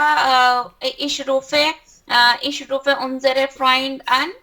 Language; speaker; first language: German; non-native, learner; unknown